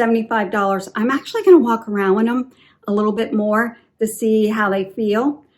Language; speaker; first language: English; native; English